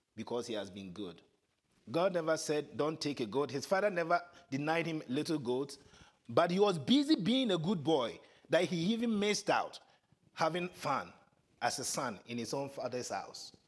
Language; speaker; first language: English; non-native, local second language; Akan